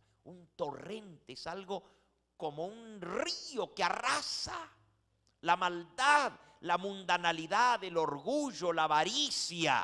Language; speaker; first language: Spanish; native; Spanish